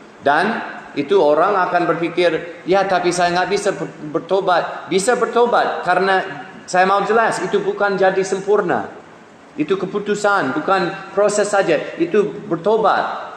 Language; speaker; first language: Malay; non-native, fluent; English